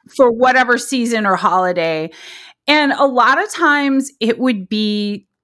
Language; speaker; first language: English; native; English